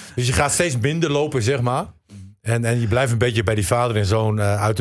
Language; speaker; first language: Dutch; native; Dutch